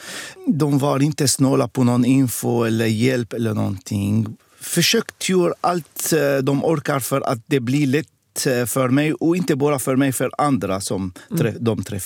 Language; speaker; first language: Swedish; non-native, fluent; Arabic